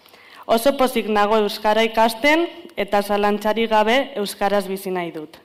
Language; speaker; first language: Basque; non-native, local second language; Spanish